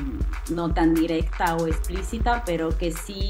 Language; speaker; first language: Spanish; non-native, fluent; Italian